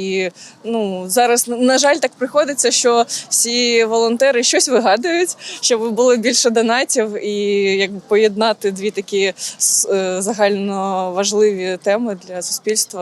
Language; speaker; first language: Ukrainian; non-native, local second language; Russian